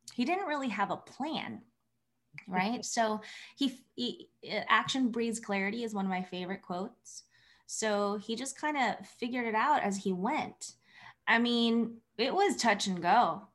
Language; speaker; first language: English; early bilingual, other home language; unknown